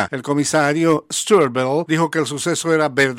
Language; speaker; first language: Spanish; native; Spanish